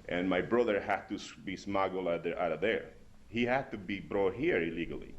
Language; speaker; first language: English; non-native, fluent; Spanish